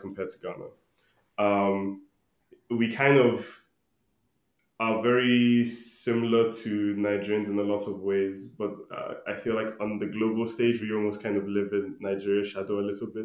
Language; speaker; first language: English; non-native, local second language; Akan